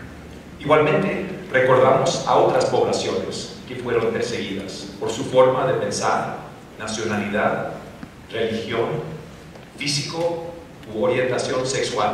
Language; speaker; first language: Spanish; non-native, fluent; English